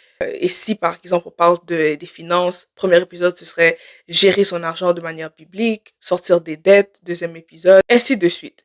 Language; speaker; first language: French; native; French